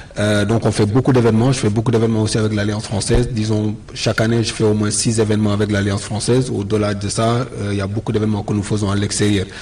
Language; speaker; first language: French; non-native, local second language; Wolof